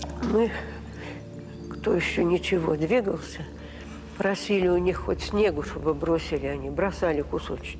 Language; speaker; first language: Russian; native; Russian